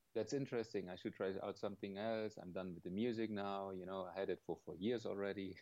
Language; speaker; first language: English; non-native, fluent; German